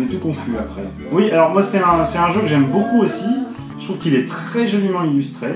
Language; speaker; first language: French; native; French